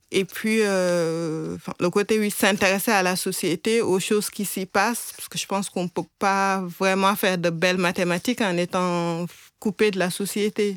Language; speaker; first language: French; non-native, local second language; Wolof